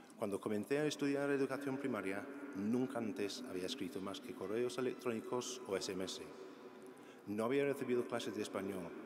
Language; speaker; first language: Spanish; non-native, fluent; English